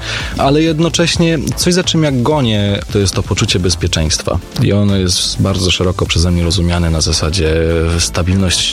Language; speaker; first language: Polish; native; Polish